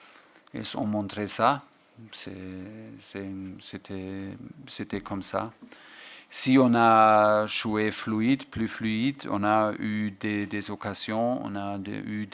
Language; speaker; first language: French; non-native, fluent; German